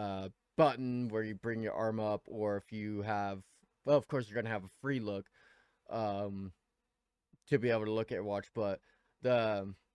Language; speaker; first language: English; native; English